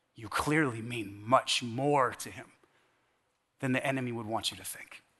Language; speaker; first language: English; native; English